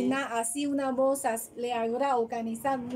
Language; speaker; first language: Spanish; non-native, learner; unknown